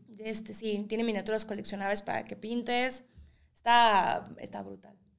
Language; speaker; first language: Spanish; native; Spanish